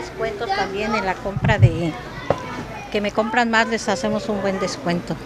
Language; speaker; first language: Spanish; native; Spanish